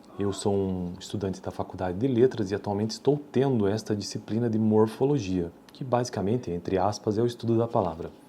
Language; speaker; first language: Portuguese; native; Portuguese